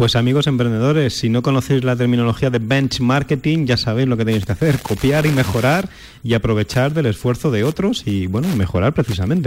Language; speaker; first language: Spanish; native; Spanish